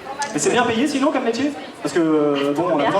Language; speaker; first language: French; native; French